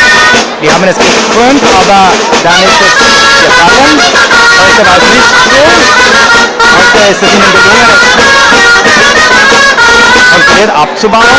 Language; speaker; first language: German; non-native, fluent; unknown